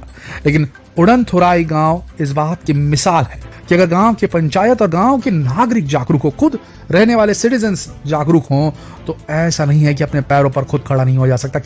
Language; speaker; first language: Hindi; native; Hindi